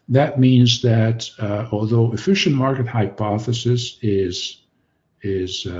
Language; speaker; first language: English; non-native, fluent; Hungarian